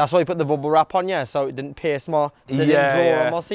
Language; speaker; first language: English; native; English